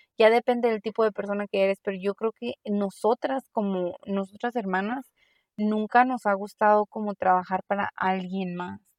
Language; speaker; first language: Spanish; early bilingual, heritage; Spanish